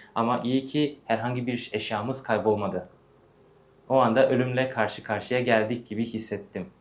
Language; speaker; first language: Turkish; early bilingual, heritage; English